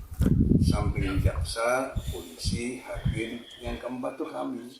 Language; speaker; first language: Indonesian; native; Indonesian